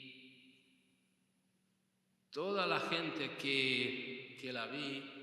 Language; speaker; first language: Spanish; non-native, fluent; Hungarian